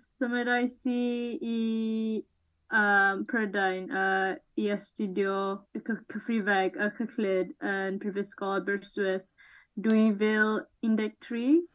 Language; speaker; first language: Welsh; non-native, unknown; Malay